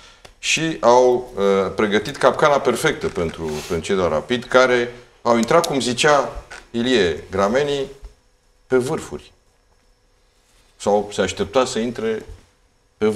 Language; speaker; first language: Romanian; native; Romanian